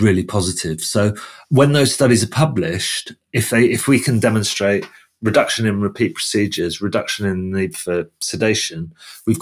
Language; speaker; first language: English; native; English